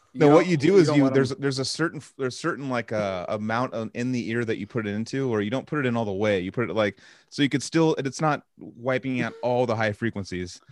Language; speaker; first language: English; native; English